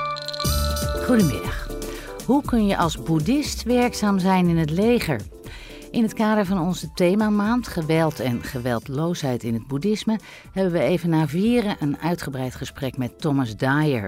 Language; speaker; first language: Dutch; native; Dutch